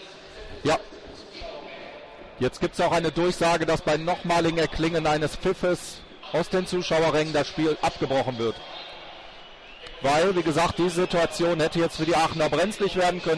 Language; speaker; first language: German; native; German